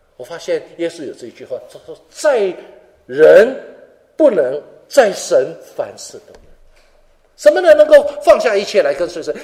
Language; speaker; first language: Chinese; non-native, local second language; Cantonese